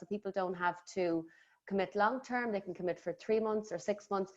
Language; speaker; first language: English; native; English